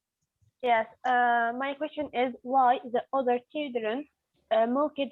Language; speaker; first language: English; non-native, learner; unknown